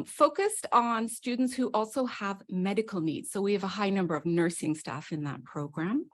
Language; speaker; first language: English; native; English